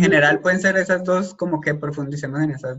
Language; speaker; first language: Spanish; native; Spanish